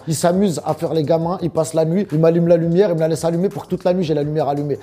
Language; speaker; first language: French; early bilingual, other home language; Arabic